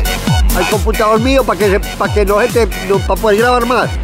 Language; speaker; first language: Spanish; native; Spanish